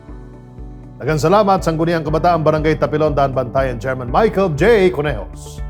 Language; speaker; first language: Cebuano; native; Cebuano